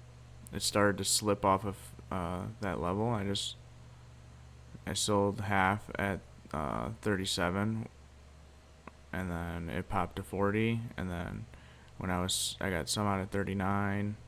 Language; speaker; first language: English; native; English